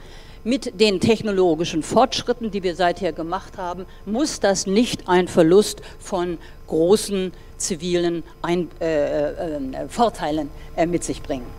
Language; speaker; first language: German; native; German